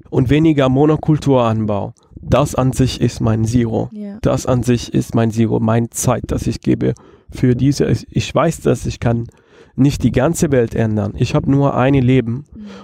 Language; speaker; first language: German; non-native, fluent; Italian